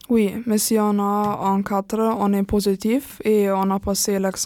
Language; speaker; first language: French; non-native, learner; German